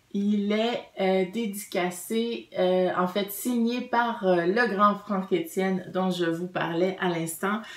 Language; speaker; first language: French; native; French